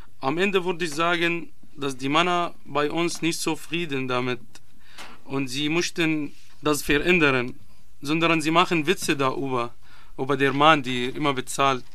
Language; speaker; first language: German; non-native, learner; Arabic